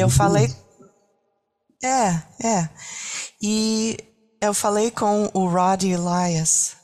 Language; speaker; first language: Portuguese; non-native, learner; French